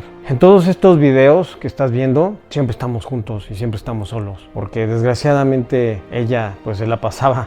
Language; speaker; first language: Spanish; native; Spanish